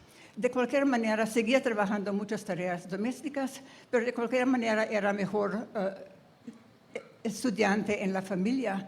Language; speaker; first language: Spanish; non-native, fluent; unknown